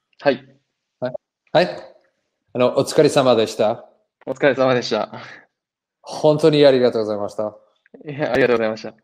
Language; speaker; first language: Japanese; non-native, learner; Portuguese